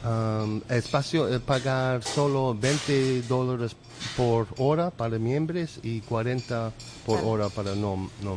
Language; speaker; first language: Spanish; non-native, learner; English